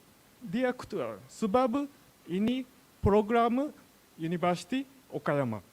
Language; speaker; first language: Indonesian; non-native, learner; Japanese